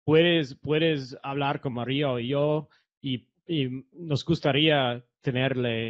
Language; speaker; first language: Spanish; non-native, fluent; English